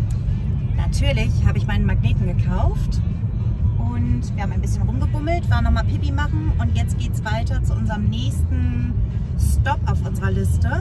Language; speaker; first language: German; native; German